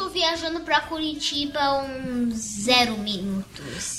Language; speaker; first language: Portuguese; early bilingual, heritage; Portuguese